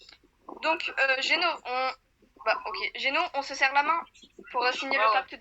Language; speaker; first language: French; native; French